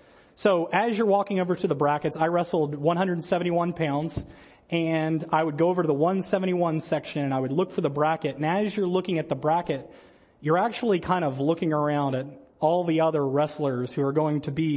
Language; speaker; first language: English; native; English